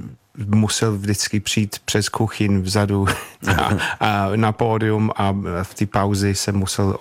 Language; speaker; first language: Czech; non-native, fluent; English